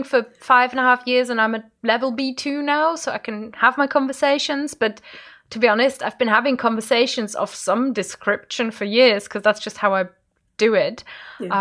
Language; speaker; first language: English; non-native, fluent; German